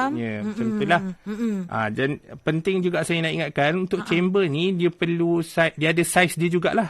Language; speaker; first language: Malay; native; Malay